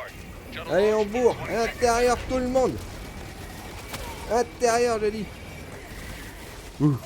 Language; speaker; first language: French; native; French